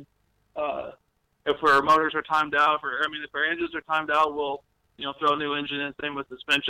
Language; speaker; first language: English; native; English